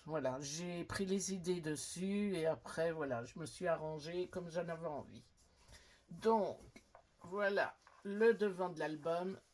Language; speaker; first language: French; native; French